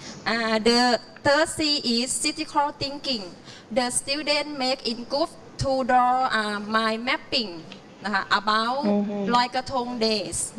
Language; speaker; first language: English; non-native, learner; Thai